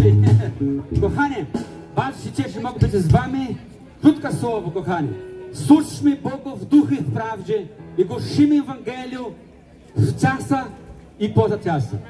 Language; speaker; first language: Polish; non-native, learner; Portuguese